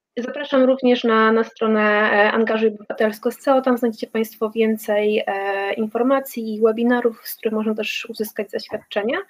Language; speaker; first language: Polish; native; Polish